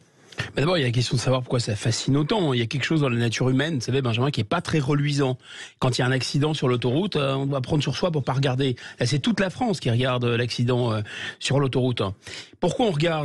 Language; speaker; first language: French; native; French